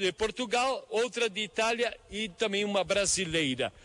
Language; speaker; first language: Portuguese; native; Portuguese